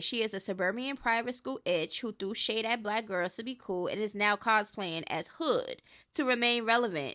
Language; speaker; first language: English; native; English